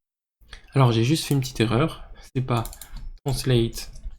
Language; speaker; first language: French; native; French